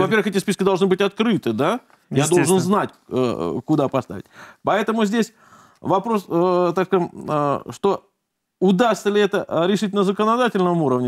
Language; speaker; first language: Russian; native; Russian